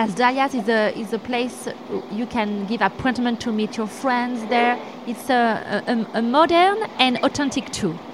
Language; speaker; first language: English; non-native, learner; French